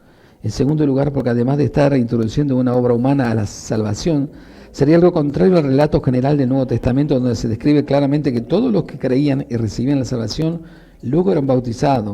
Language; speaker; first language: Spanish; native; Spanish